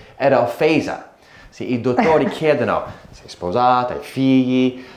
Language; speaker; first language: Italian; non-native, learner; English